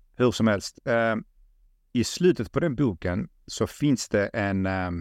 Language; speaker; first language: Swedish; early bilingual, other home language; Russian